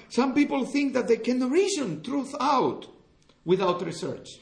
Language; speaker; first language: English; non-native, fluent; Greek